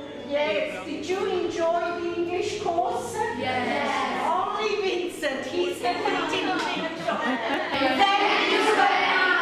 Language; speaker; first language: English; non-native, fluent; Italian